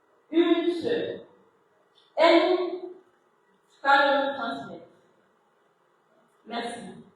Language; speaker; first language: French; non-native, local second language; Comorian